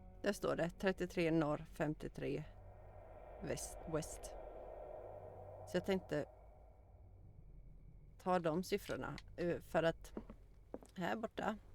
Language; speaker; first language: Swedish; native; Swedish